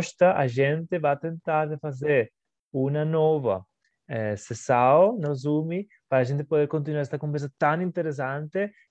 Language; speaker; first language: Portuguese; non-native, fluent; Spanish